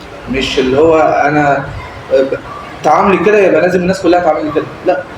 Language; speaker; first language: Arabic; native; Arabic